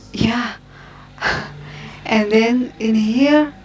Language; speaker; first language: English; non-native, learner; Indonesian